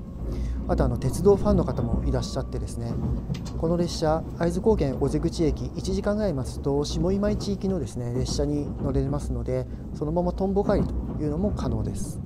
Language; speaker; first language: Japanese; native; Japanese